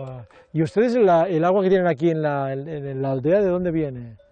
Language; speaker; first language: Spanish; native; Spanish